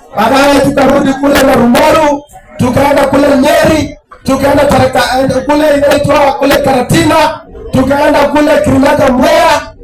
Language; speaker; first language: Swahili; non-native, local second language; Luyia